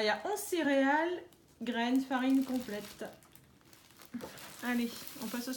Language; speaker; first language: French; native; French